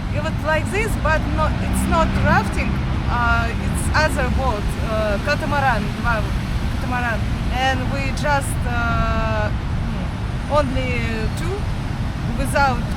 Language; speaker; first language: English; non-native, learner; Russian